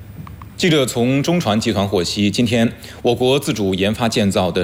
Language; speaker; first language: Chinese; native; Chinese